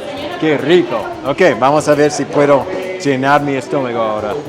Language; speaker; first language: Spanish; non-native, learner; English